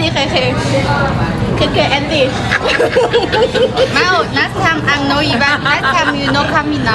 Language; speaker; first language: English; non-native, learner; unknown